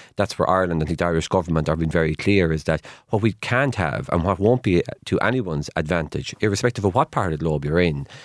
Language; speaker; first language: English; native; English